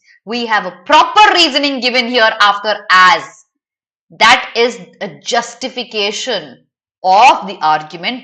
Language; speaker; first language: English; non-native, local second language; Hindi